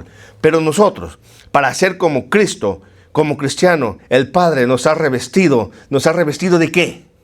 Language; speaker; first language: Spanish; native; Spanish